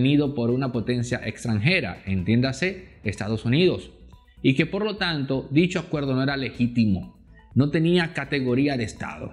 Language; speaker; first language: Spanish; native; Spanish